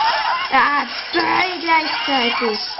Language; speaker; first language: German; native; German